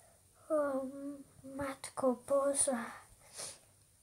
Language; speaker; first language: Polish; early bilingual, heritage; Polish